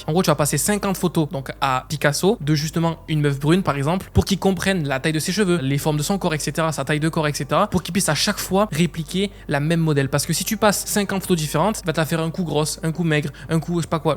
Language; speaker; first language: French; native; French